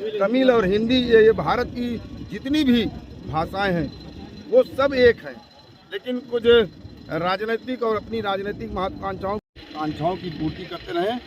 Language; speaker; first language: Hindi; native; Hindi